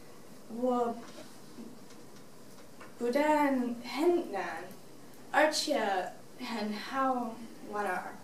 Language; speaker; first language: Chinese; non-native, learner; English